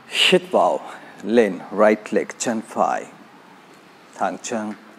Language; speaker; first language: Vietnamese; non-native, learner; Bangla